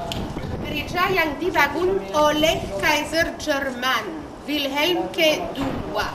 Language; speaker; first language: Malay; non-native, fluent; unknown